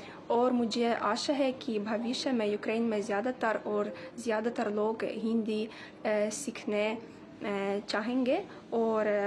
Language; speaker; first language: Hindi; non-native, learner; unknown